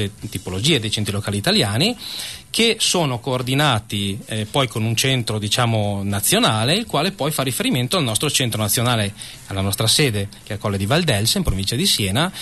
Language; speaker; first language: Italian; native; Italian